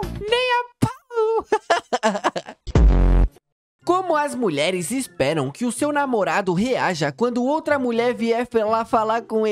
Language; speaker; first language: Portuguese; native; Portuguese